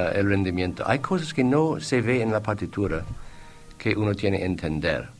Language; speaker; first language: Spanish; non-native, fluent; English